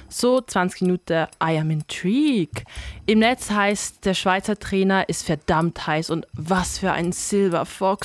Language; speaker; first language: German; native; German